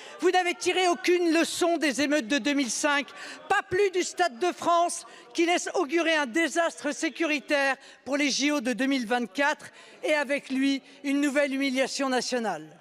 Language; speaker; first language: French; native; French